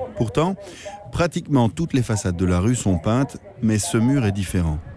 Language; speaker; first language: French; native; French